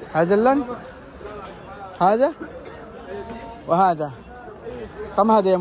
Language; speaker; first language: Arabic; non-native, learner; Indonesian